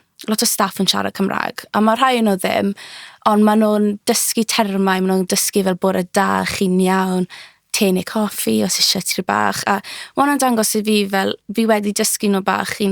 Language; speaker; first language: Welsh; native; Welsh